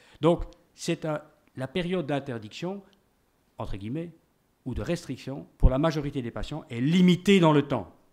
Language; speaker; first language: French; native; French